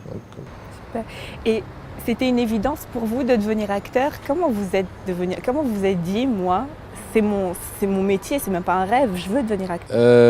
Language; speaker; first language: French; non-native, local second language; Arabic